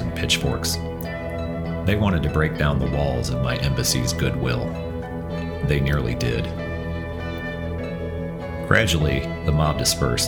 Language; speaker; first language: English; native; English